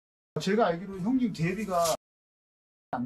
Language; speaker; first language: Korean; native; Korean